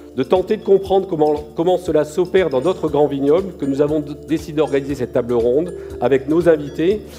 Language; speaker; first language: French; native; French